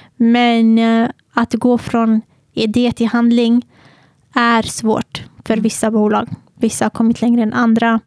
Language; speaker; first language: Swedish; native; Swedish